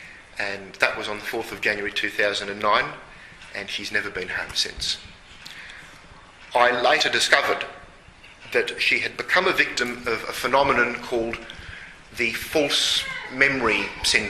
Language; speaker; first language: English; native; English